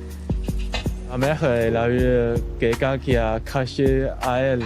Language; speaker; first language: French; non-native, learner; Chinese